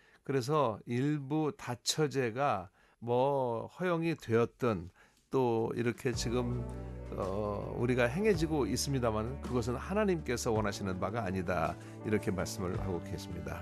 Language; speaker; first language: Korean; native; Korean